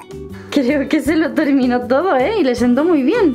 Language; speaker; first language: Spanish; native; Spanish